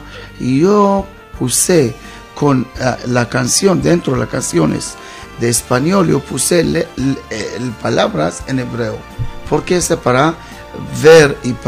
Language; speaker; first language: Spanish; non-native, learner; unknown